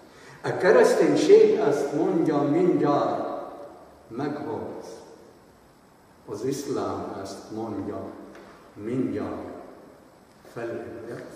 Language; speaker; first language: Hungarian; non-native, fluent; Arabic